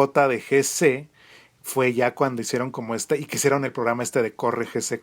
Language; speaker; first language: Spanish; native; Spanish